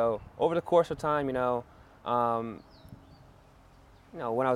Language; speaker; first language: English; non-native, fluent; French